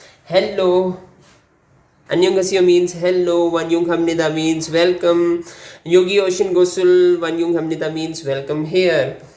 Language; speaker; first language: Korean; non-native, learner; Urdu